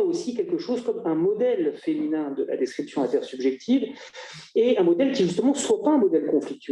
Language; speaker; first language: French; native; French